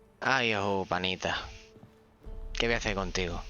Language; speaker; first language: Spanish; native; Spanish